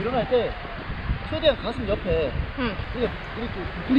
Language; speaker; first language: Korean; native; Korean